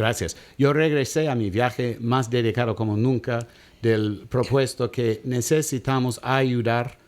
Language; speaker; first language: Spanish; non-native, learner; English